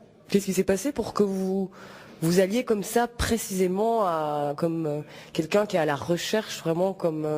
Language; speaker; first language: French; native; French